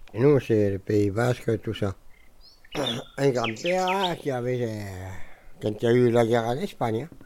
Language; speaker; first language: French; native; French